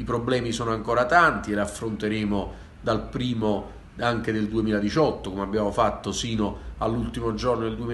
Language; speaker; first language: Italian; native; Italian